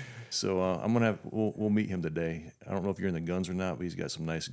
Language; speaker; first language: English; native; English